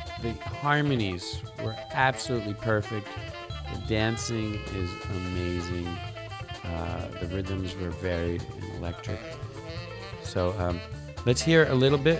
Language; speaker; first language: English; native; English